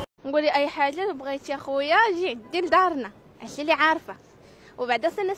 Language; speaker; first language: Arabic; native; Arabic